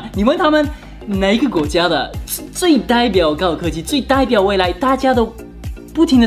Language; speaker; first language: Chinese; non-native, fluent; Russian